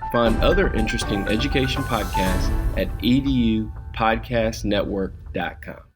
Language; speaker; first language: English; native; English